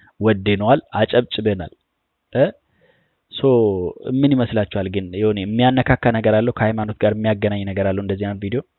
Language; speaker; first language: Amharic; non-native, local second language; Oromo